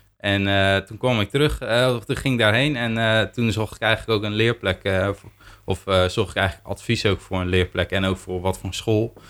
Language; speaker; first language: Dutch; native; Dutch